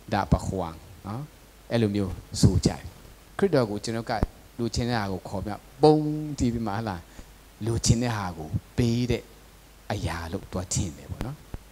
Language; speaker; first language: Burmese; non-native, local second language; Tedim Chin